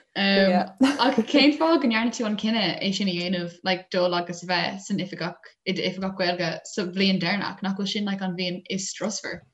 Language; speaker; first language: Irish; non-native, local second language; English